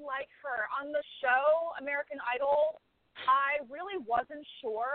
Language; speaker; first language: English; native; English